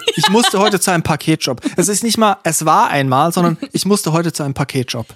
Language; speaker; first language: German; native; German